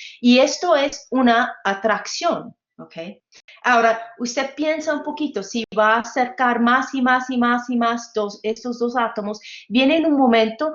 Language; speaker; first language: Spanish; non-native, fluent; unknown